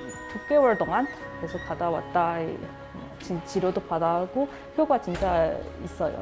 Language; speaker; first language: Korean; non-native, learner; Chinese